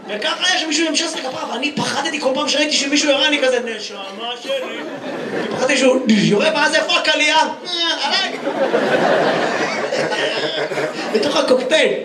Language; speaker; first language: Hebrew; native; Hebrew